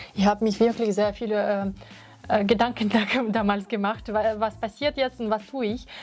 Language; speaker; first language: German; non-native, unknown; Russian